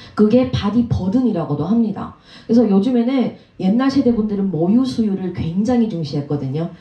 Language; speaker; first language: Korean; native; Korean